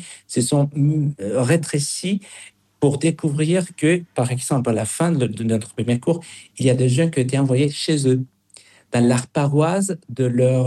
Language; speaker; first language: French; non-native, fluent; Spanish